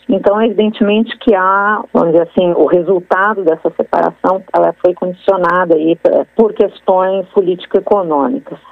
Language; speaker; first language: Portuguese; native; Portuguese